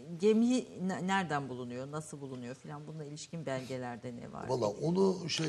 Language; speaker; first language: Turkish; native; Turkish